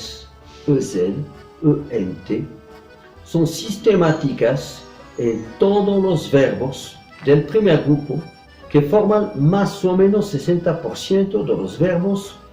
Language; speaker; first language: Spanish; non-native, fluent; French